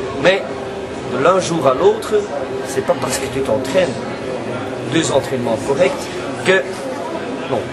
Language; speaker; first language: French; non-native, local second language; Dutch